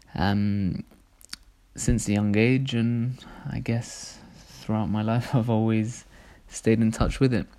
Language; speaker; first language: English; native; English